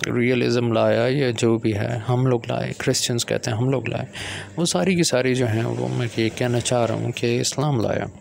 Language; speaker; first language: Urdu; early bilingual, other home language; Punjabi